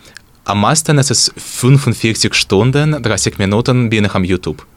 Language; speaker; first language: German; non-native, learner; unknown